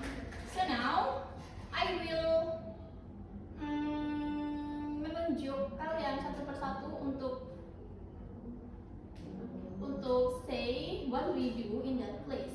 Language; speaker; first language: English; non-native, fluent; Indonesian